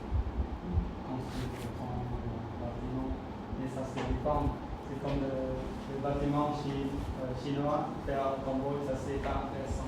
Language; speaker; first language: French; non-native, learner; Khmer